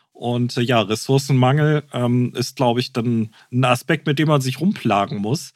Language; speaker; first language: German; native; German